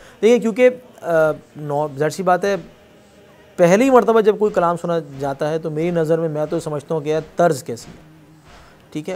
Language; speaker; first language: Urdu; native; Urdu